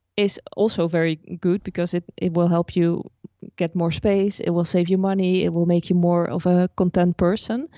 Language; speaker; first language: English; non-native, fluent; Dutch